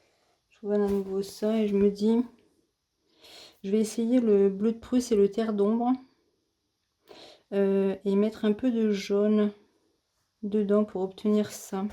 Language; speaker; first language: French; native; French